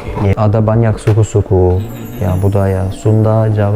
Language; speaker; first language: Indonesian; non-native, learner; Turkish